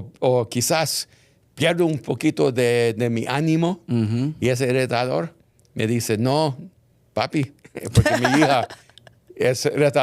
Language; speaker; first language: Spanish; early bilingual, heritage; English